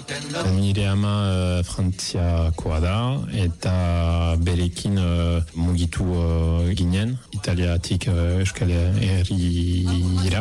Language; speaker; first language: Basque; non-native, fluent; Italian